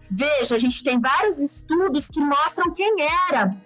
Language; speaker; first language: Portuguese; native; Portuguese